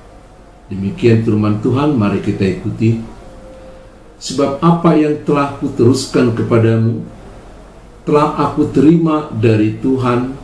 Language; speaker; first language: Indonesian; native; Indonesian